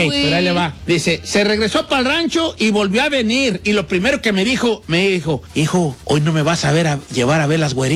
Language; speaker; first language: Spanish; native; Spanish